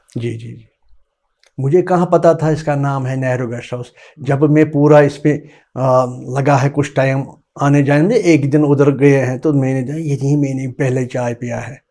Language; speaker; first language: Urdu; non-native, local second language; Kashmiri